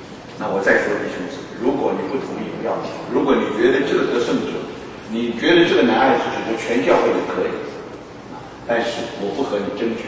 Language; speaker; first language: Chinese; native; Chinese